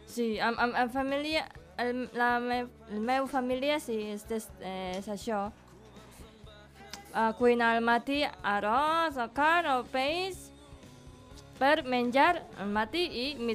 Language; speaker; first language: Catalan; non-native, learner; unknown